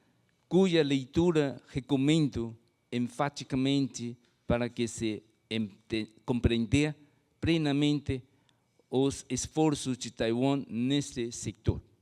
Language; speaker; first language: Portuguese; non-native, fluent; Chinese